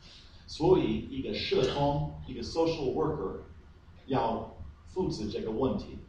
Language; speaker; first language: Chinese; non-native, fluent; English